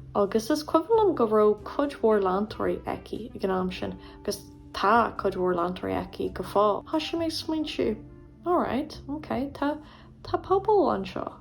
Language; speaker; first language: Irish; non-native, local second language; English